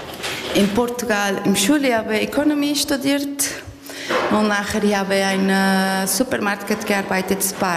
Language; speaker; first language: German; non-native, learner; Portuguese